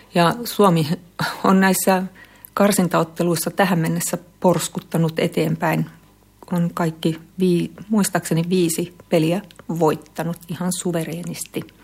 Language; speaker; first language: Finnish; native; Finnish